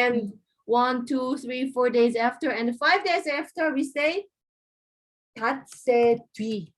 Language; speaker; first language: English; non-native, fluent; Korean